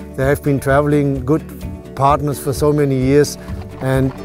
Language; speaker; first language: English; non-native, fluent; German